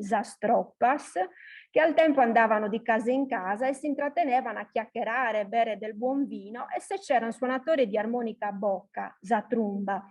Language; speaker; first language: Italian; native; Italian